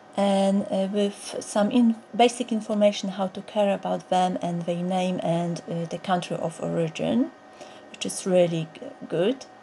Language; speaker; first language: English; non-native, fluent; Polish